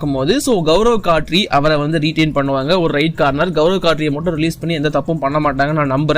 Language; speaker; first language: Tamil; native; Tamil